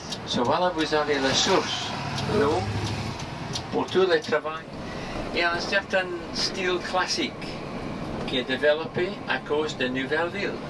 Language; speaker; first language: French; non-native, learner; English